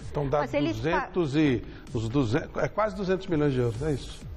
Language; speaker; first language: Portuguese; native; Portuguese